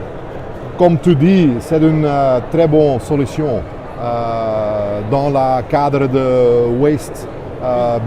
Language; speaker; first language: French; non-native, local second language; Dutch